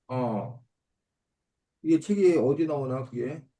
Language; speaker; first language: Korean; native; Korean